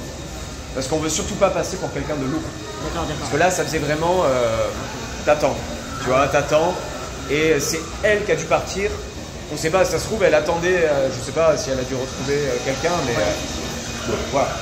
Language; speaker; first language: French; native; French